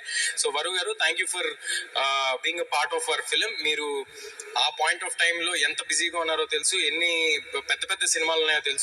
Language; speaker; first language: Telugu; native; Telugu